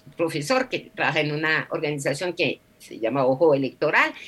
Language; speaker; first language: Spanish; non-native, fluent; French